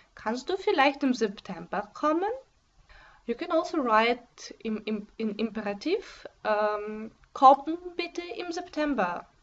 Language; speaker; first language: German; non-native, fluent; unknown